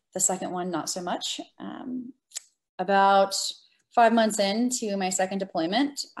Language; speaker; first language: English; native; English